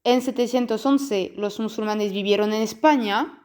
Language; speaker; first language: Spanish; non-native, fluent; French